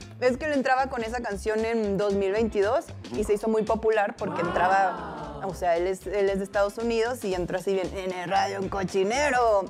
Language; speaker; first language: Spanish; native; Spanish